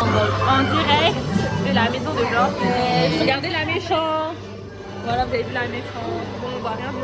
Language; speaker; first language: French; native; French